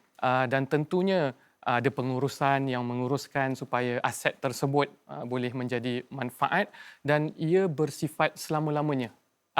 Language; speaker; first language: Malay; native; Malay